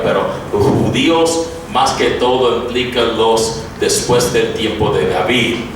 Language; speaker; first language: Spanish; non-native, fluent; English